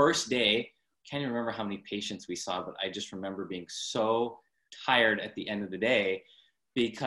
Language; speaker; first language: English; native; English